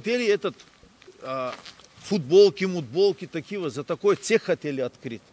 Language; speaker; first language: Russian; non-native, learner; Turkish